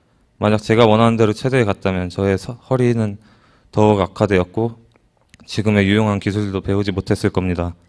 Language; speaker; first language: Korean; native; Korean